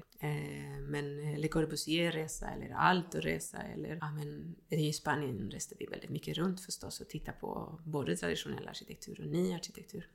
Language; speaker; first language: Swedish; non-native, fluent; Spanish